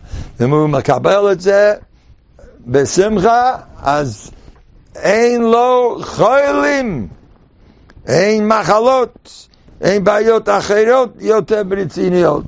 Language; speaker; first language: Hebrew; non-native, fluent; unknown